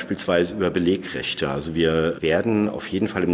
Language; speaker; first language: German; native; German